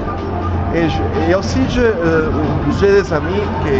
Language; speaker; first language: French; non-native, learner; Spanish